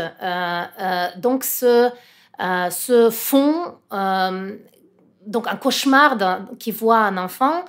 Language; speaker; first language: French; non-native, fluent; Russian